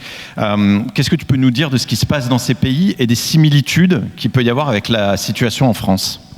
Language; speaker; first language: French; native; French